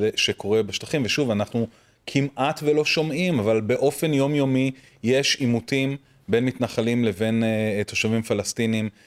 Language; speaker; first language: Hebrew; native; Hebrew